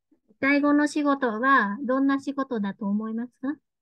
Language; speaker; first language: Japanese; non-native, fluent; Vietnamese